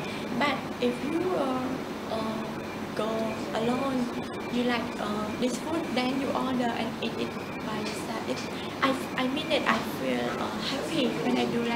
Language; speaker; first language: English; non-native, learner; Khmer